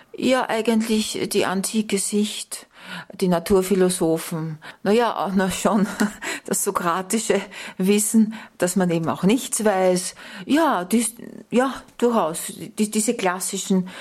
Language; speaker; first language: German; native; German